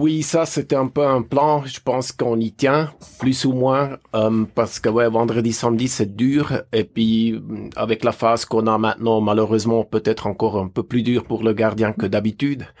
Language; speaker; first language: French; native; French